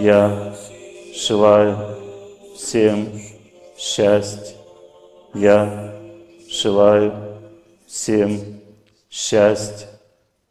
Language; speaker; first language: Russian; native; Russian